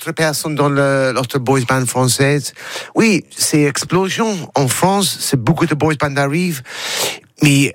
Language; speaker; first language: French; non-native, learner; English